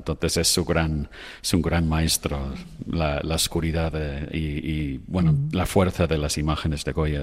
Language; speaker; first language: Spanish; non-native, fluent; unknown